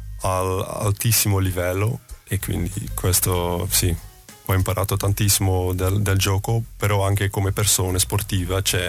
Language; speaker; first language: Italian; non-native, learner; Dutch